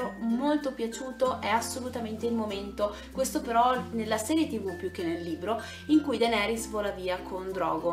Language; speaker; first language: Italian; native; Italian